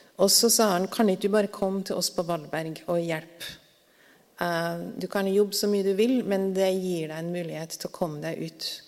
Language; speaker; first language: Norwegian; native; Norwegian